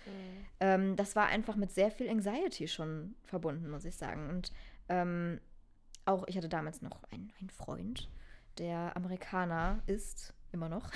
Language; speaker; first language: German; native; German